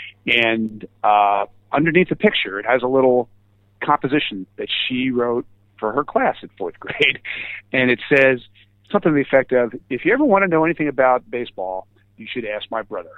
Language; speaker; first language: English; native; English